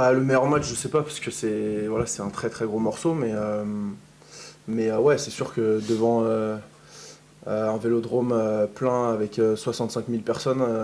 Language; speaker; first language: French; native; French